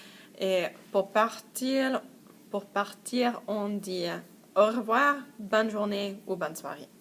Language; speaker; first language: French; non-native, fluent; English